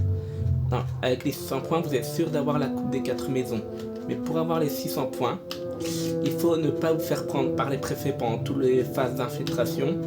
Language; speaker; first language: French; native; French